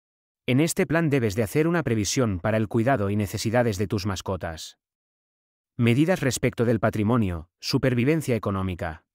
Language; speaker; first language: Spanish; native; Spanish